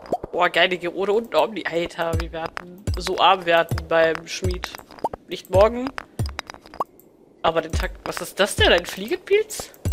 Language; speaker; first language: German; native; German